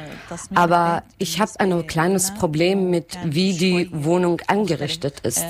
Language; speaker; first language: German; non-native, learner; Arabic